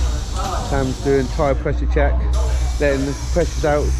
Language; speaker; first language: English; native; English